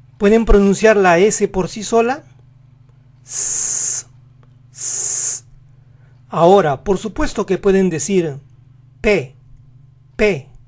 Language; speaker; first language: Spanish; native; Spanish